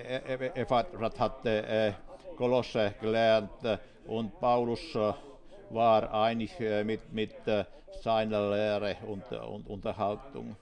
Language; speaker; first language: German; non-native, fluent; Finnish